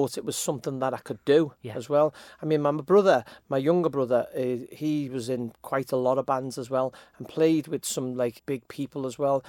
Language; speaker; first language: English; native; English